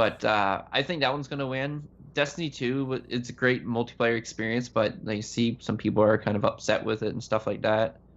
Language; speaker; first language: English; native; English